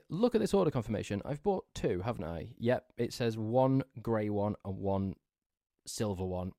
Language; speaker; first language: English; native; English